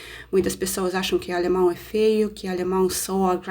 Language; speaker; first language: Portuguese; non-native, fluent; Russian